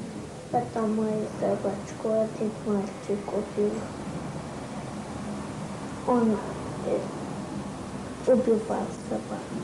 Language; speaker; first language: Russian; non-native, local second language; Chechen